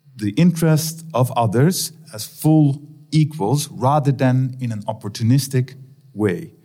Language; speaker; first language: English; non-native, fluent; Dutch